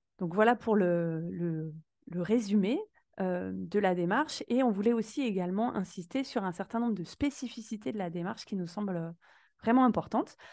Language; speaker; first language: French; native; French